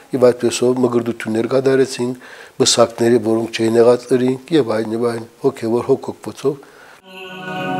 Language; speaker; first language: Armenian; early bilingual, heritage; Armenian